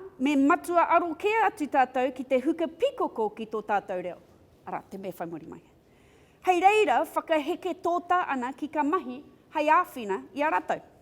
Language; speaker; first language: Māori; non-native, local second language; English